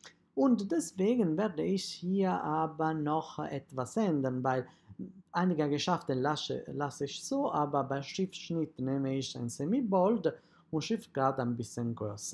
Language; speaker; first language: German; non-native, fluent; Italian